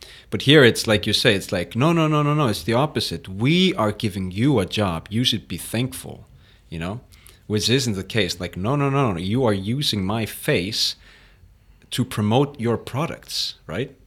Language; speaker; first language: English; non-native, fluent; Icelandic